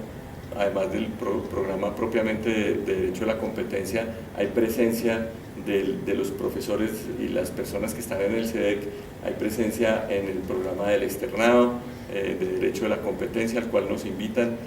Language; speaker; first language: Spanish; native; Spanish